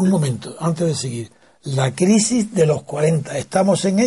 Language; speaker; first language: Spanish; native; Spanish